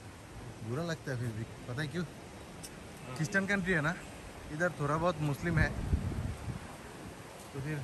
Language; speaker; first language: Hindi; non-native, fluent; Bangla